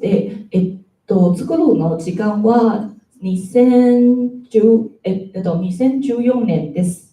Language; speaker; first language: Japanese; non-native, learner; Chinese